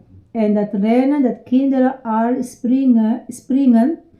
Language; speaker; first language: Dutch; non-native, learner; Iloko